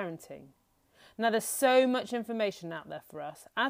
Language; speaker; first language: English; native; English